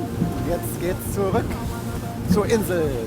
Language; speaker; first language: German; native; German